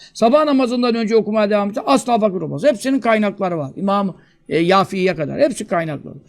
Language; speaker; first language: Turkish; native; Turkish